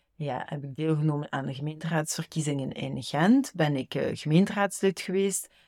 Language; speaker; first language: Dutch; native; Dutch